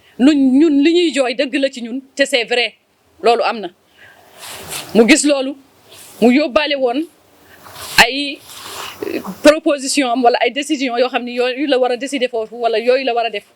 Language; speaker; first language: Wolof; non-native, local second language; Fula